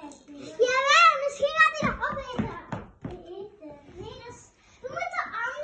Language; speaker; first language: Dutch; early bilingual, other home language; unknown